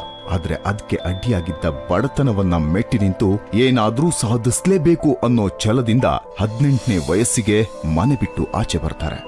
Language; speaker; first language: Kannada; native; Kannada